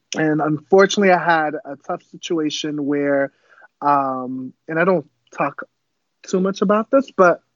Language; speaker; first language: English; early bilingual, other home language; Kabuverdianu